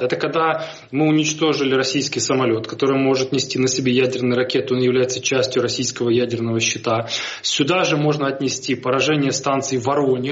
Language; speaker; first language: Russian; native; Russian